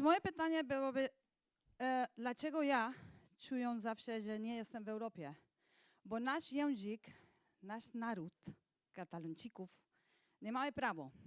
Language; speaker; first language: Polish; non-native, learner; Catalan